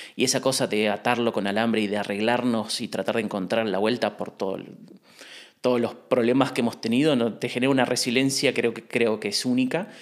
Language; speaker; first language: Spanish; native; Spanish